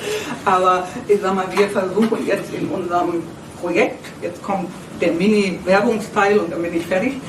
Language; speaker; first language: German; native; German